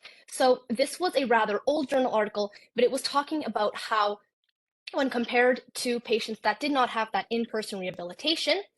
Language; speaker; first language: English; native; English